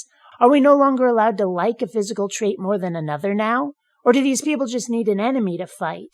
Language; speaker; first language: English; native; English